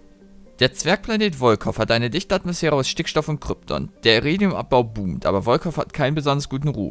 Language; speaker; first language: German; native; German